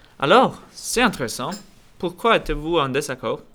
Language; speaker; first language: French; non-native, learner; Norwegian